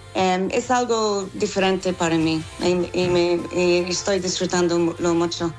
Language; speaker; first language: Spanish; non-native, fluent; English